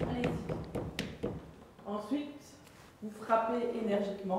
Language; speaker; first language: French; native; French